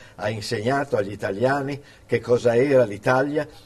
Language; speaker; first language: Italian; early bilingual, other home language; English